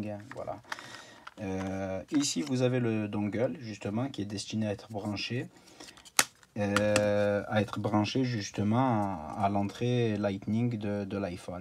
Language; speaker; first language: French; native; French